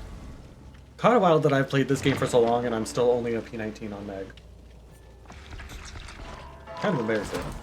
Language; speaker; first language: English; native; English